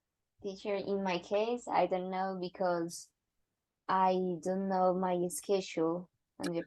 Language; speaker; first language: English; non-native, learner; Spanish